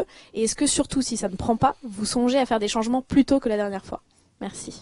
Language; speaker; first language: French; native; French